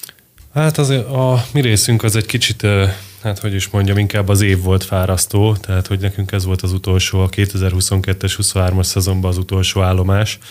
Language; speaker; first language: Hungarian; native; Hungarian